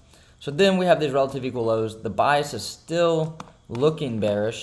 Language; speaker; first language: English; native; English